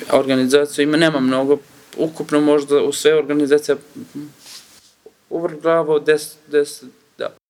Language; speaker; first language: Serbian; non-native, learner; Kurdish